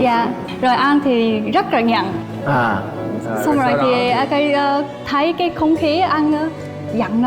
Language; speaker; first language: Vietnamese; non-native, learner; Japanese